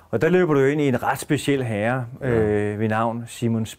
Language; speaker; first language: Danish; native; Danish